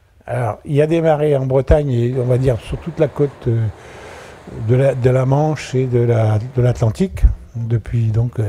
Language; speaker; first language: French; native; French